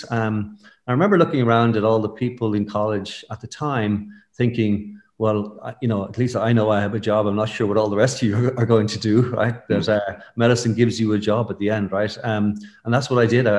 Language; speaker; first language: English; native; English